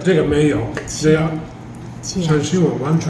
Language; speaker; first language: Chinese; non-native, fluent; Italian